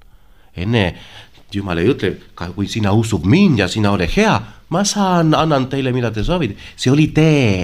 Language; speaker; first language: Estonian; non-native, learner; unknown